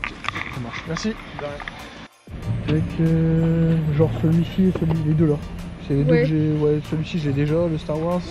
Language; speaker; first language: French; native; French